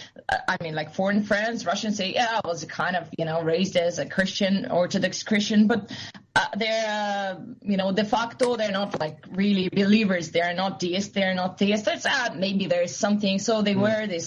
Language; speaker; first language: English; non-native, fluent; Russian